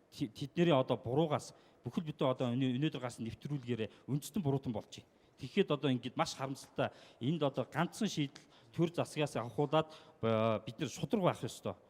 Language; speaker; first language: Mongolian; non-native, local second language; Kazakh